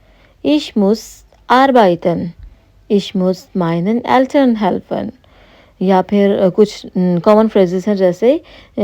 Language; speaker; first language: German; non-native, fluent; Hindi